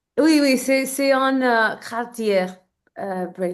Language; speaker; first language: French; non-native, learner; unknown